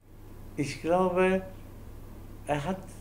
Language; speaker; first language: German; non-native, fluent; Spanish